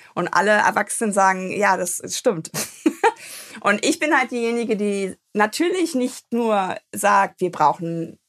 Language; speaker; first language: German; native; German